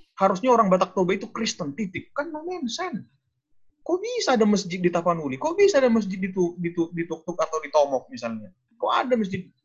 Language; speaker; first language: Indonesian; non-native, local second language; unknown